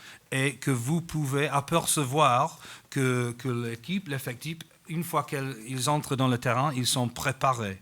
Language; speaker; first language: French; non-native, fluent; English